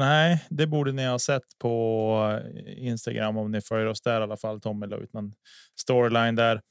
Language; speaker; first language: Swedish; native; Swedish